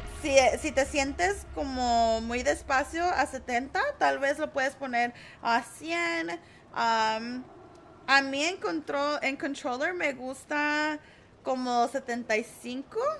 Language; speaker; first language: Spanish; early bilingual, heritage; Spanish